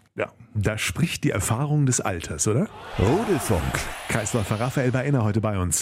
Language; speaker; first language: German; native; German